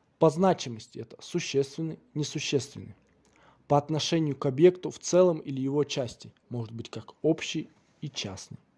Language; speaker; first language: Russian; non-native, local second language; Kazakh